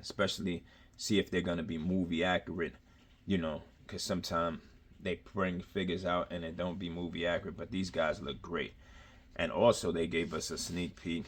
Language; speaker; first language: English; native; English